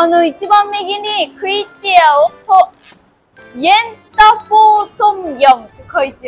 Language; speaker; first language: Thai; non-native, fluent; Japanese